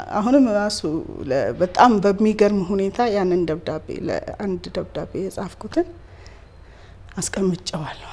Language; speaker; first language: Amharic; native; Amharic